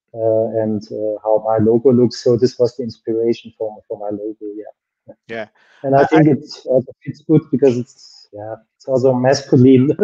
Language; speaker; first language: English; non-native, fluent; German